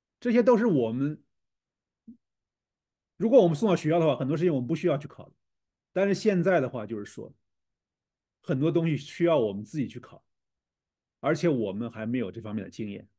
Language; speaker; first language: Chinese; native; Chinese